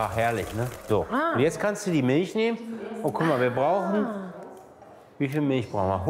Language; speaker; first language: German; native; German